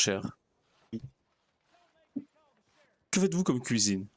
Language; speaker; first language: French; native; French